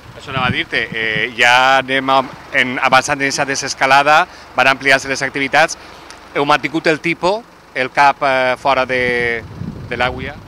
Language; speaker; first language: Catalan; native; Catalan